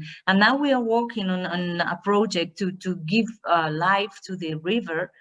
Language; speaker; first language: English; non-native, learner; Spanish